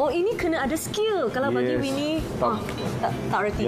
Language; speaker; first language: Malay; native; Malay